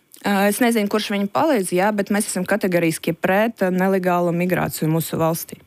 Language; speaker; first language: Latvian; non-native, local second language; Russian